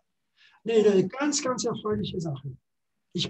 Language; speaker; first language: German; non-native, fluent; French